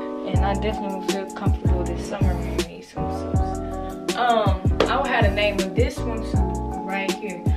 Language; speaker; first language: English; native; English